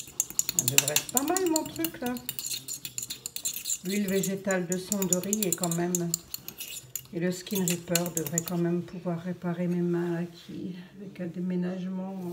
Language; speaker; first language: French; native; French